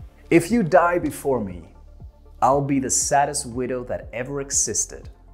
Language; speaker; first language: English; native; English